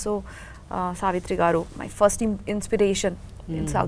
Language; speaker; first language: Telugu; non-native, learner; Bangla